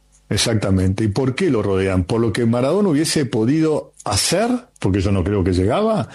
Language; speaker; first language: Spanish; native; Spanish